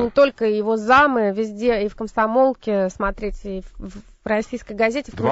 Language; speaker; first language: Russian; native; Russian